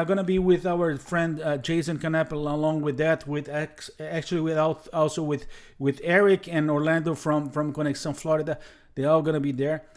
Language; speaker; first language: English; non-native, fluent; Portuguese